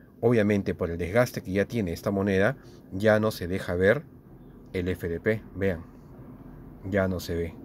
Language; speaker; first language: Spanish; native; Spanish